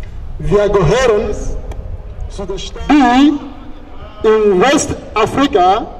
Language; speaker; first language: German; non-native, fluent; Igbo